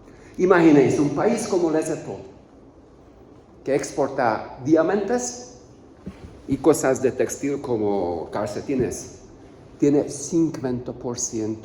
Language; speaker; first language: Spanish; non-native, learner; Hungarian